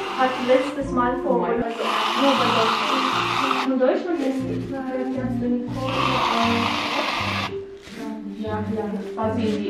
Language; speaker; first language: German; non-native, learner; Ukrainian